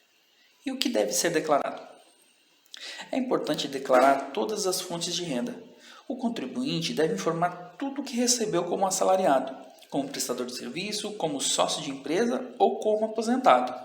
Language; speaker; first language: Portuguese; native; Portuguese